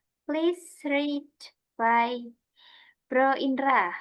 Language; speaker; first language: English; non-native, fluent; Indonesian